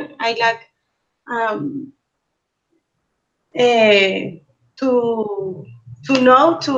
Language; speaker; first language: English; non-native, learner; Spanish